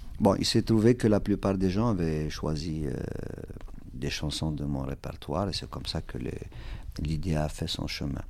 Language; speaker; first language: French; non-native, local second language; Kabyle